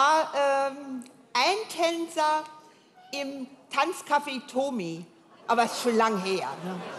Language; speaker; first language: German; native; German